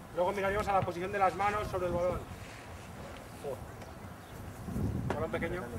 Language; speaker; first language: Spanish; native; Spanish